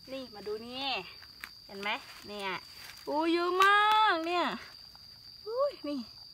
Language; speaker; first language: Thai; non-native, local second language; Hmong